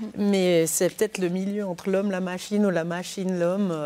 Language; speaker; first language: French; native; French